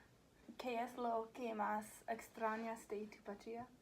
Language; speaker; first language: Spanish; non-native, learner; English